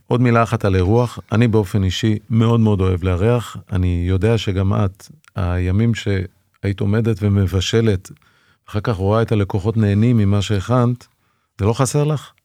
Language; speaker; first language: Hebrew; early bilingual, other home language; Persian